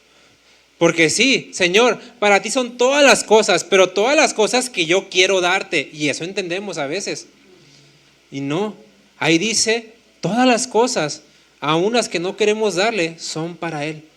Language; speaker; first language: Spanish; native; Spanish